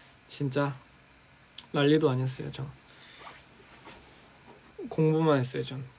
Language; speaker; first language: Korean; early bilingual, heritage; Korean